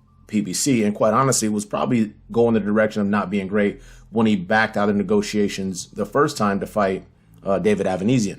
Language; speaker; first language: English; native; English